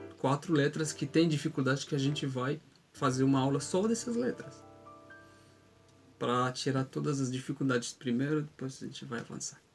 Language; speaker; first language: Portuguese; non-native, fluent; Arabic